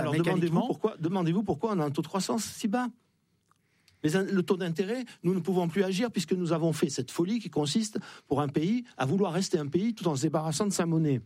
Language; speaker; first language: French; native; French